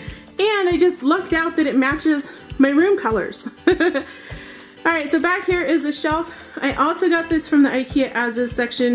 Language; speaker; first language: English; native; English